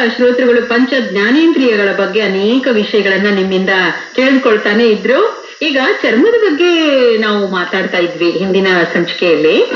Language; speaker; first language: Kannada; native; Kannada